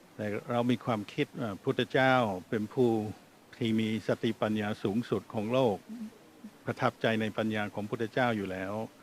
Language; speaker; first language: Thai; non-native, fluent; English